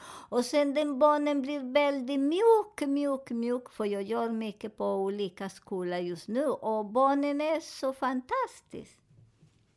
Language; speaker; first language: Swedish; non-native, learner; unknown